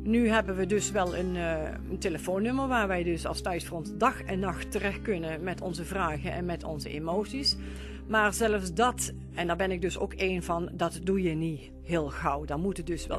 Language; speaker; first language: Dutch; native; Dutch